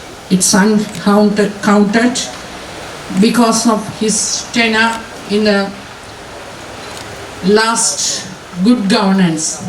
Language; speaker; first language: English; non-native, local second language; Tamil